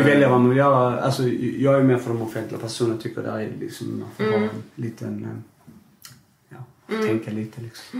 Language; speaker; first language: Swedish; native; Swedish